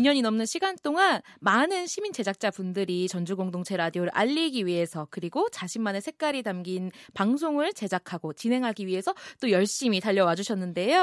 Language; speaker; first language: Korean; native; Korean